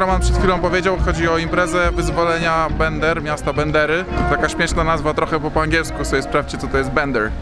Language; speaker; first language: Polish; native; Polish